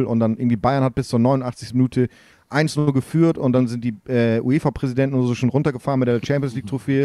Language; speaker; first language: German; native; German